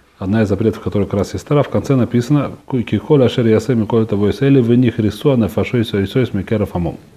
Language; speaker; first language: Russian; early bilingual, heritage; Russian